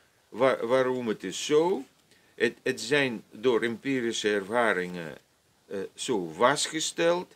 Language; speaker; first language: Dutch; non-native, fluent; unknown